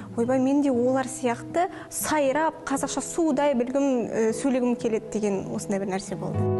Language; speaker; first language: Kazakh; non-native, local second language; Russian